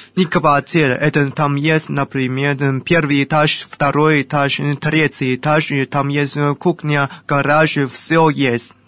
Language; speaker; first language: Russian; non-native, learner; Chinese